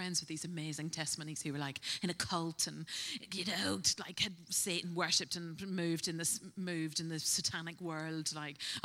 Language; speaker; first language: English; native; English